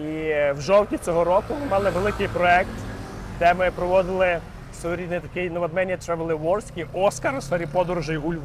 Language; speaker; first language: Ukrainian; native; Ukrainian